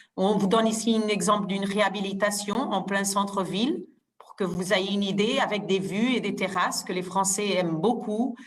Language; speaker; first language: French; non-native, fluent; Portuguese